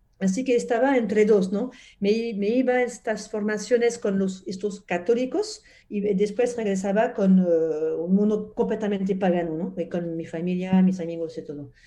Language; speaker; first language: Spanish; non-native, fluent; French